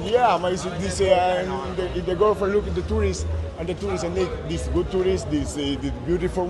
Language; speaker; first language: English; non-native, learner; Spanish